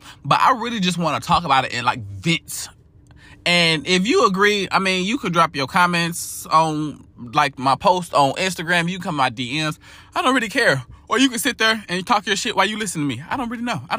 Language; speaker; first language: English; native; English